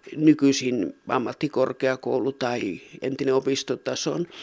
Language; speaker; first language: Finnish; native; Finnish